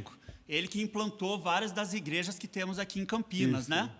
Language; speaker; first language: Portuguese; native; Portuguese